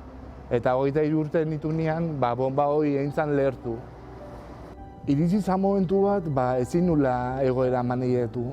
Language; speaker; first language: Basque; native; Basque